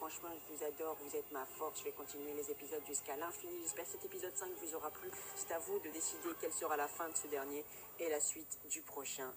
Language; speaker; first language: French; native; French